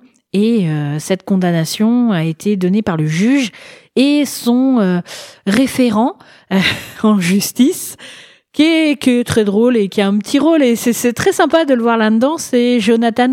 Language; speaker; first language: French; native; French